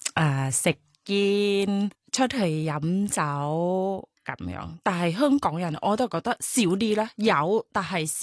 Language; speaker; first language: Cantonese; non-native, learner; Thai